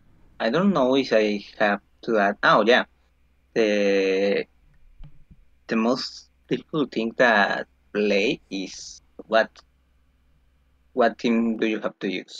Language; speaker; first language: English; non-native, fluent; Spanish